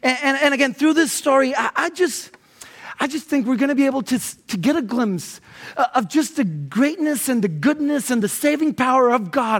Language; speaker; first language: English; non-native, fluent; Spanish